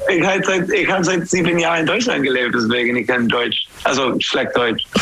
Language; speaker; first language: German; non-native, learner; English